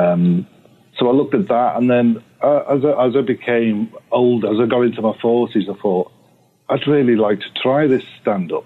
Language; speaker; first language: English; native; English